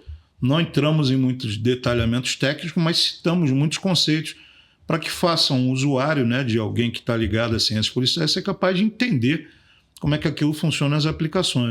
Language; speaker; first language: Portuguese; native; Portuguese